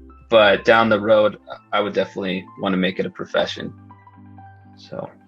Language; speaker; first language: English; native; English